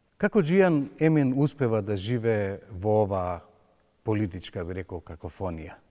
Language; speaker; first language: Macedonian; native; Macedonian